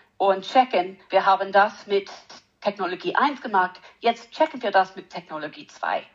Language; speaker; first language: German; non-native, learner; English